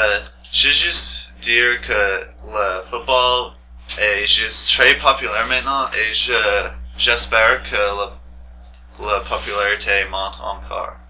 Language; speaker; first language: French; non-native, learner; English